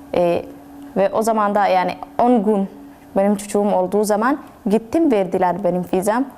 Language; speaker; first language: Turkish; non-native, learner; Somali